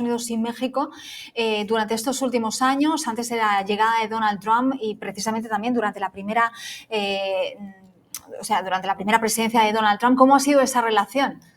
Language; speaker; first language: Spanish; native; Spanish